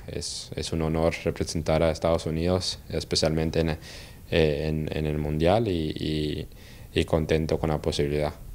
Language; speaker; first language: Spanish; early bilingual, heritage; Spanish